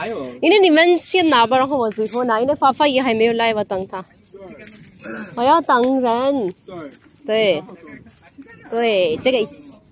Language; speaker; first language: Chinese; non-native, fluent; Urdu